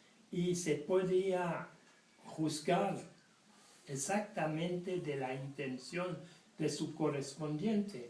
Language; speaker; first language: Spanish; non-native, fluent; French